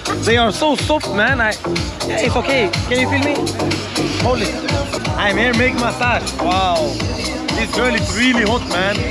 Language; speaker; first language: English; non-native, learner; Portuguese